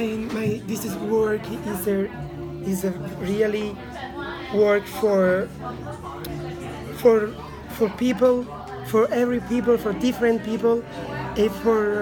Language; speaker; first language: English; non-native, learner; Italian